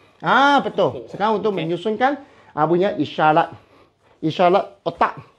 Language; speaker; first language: Malay; non-native, local second language; Chinese